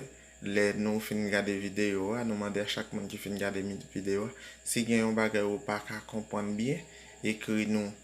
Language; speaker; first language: French; non-native, learner; Haitian Creole